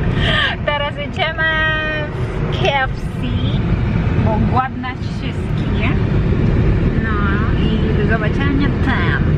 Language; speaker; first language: Polish; non-native, learner; Filipino